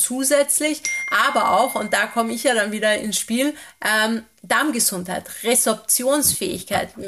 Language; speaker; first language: German; native; German